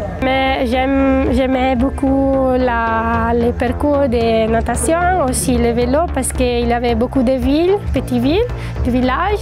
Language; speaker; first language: French; non-native, learner; Spanish